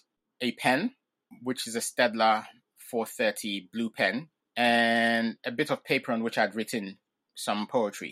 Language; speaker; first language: English; non-native, local second language; Ga